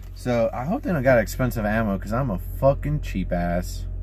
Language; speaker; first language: English; native; English